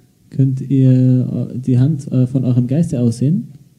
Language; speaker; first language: German; native; German